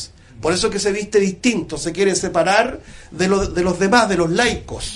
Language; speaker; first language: Spanish; native; Spanish